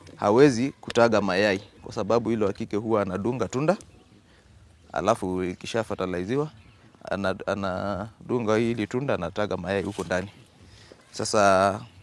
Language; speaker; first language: Swahili; non-native, local second language; Kamba